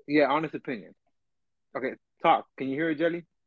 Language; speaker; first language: English; early bilingual, other home language; Spanish